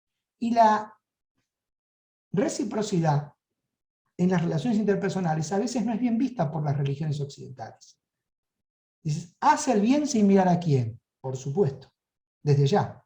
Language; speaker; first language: Spanish; native; Spanish